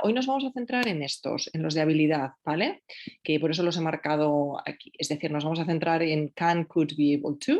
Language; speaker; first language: Spanish; native; Spanish